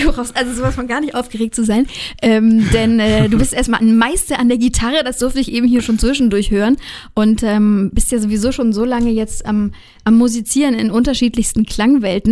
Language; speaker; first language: German; native; German